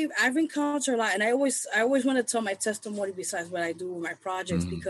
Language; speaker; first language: English; native; English